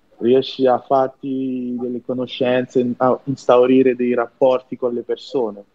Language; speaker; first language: Italian; non-native, fluent; French